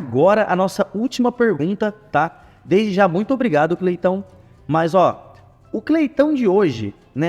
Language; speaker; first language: Portuguese; native; Portuguese